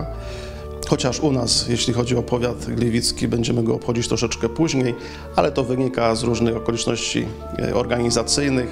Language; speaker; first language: Polish; native; Polish